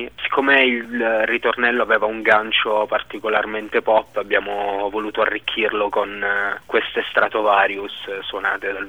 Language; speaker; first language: Italian; native; Italian